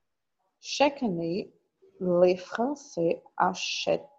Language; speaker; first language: French; non-native, learner; Portuguese